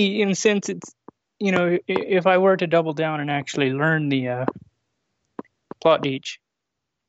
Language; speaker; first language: English; native; English